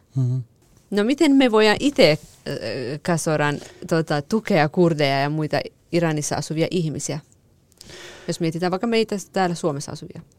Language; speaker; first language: Finnish; early bilingual, other home language; Kurdish